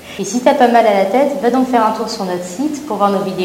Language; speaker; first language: French; native; French